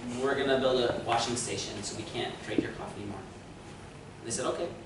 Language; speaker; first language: English; native; English